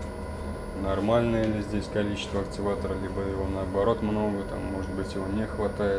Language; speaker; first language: Russian; native; Russian